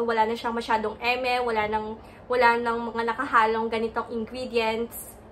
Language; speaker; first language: Filipino; native; Filipino